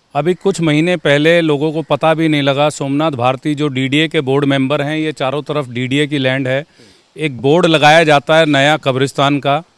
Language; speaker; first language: Hindi; native; Hindi